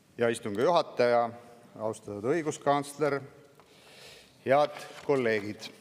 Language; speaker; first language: Estonian; native; Estonian